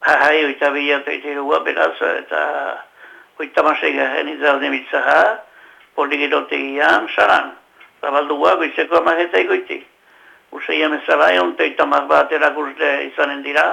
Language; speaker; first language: Basque; native; Basque